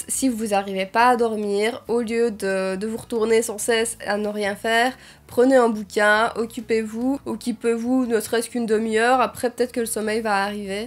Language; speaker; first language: French; native; French